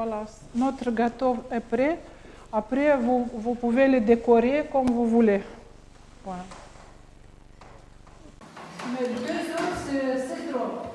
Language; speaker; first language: French; non-native, learner; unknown